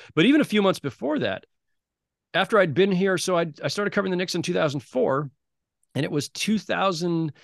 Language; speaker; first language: English; native; English